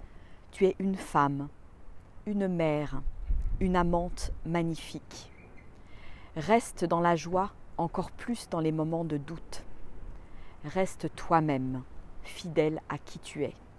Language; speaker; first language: French; native; French